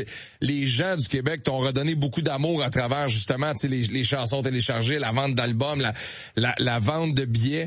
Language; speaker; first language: French; native; French